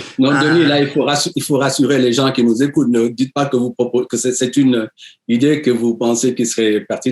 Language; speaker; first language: French; native; French